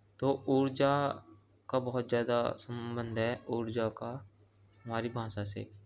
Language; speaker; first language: Hindi; native; Hindi